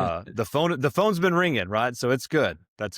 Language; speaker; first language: English; native; English